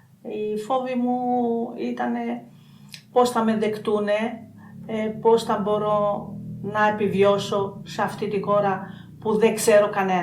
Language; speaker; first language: Greek; non-native, fluent; Albanian